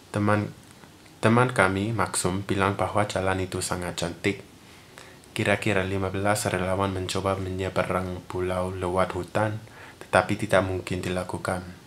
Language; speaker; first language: Indonesian; non-native, learner; English